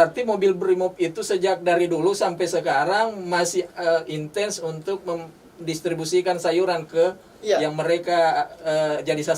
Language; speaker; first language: Indonesian; native; Indonesian